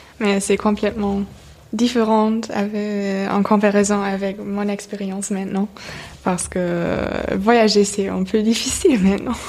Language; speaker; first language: French; non-native, fluent; German